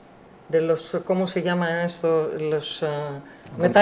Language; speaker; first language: Spanish; non-native, learner; Greek